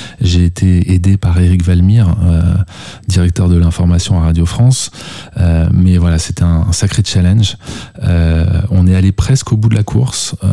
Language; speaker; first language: French; native; French